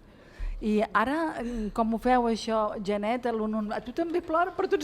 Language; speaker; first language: Catalan; native; Catalan